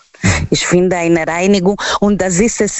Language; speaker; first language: German; non-native, learner; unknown